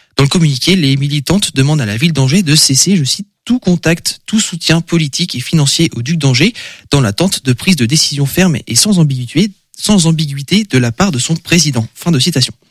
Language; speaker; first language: French; native; French